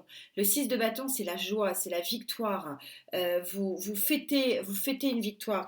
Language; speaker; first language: French; native; French